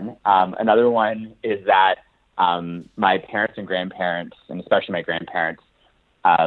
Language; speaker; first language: English; native; English